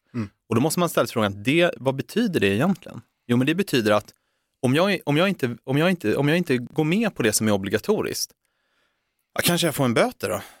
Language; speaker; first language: Swedish; native; Swedish